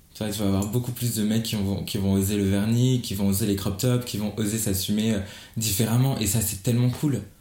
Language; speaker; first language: French; native; French